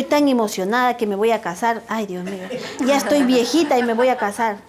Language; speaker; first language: Spanish; native; Spanish